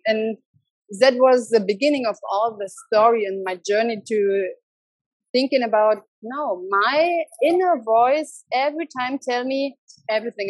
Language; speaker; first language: English; non-native, learner; German